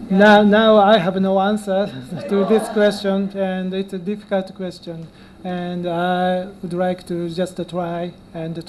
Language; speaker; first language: English; non-native, learner; Japanese